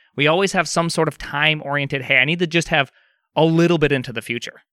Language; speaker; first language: English; native; English